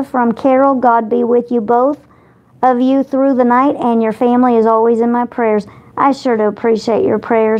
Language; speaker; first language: English; native; English